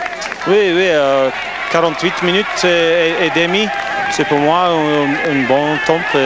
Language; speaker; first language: French; non-native, learner; English